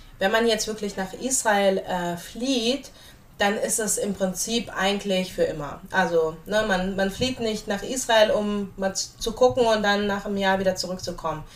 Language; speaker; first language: German; early bilingual, other home language; Russian